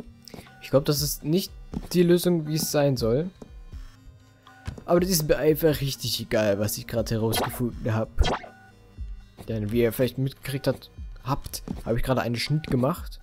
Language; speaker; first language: German; native; German